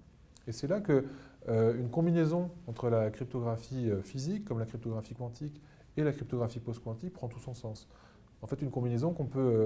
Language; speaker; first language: French; native; French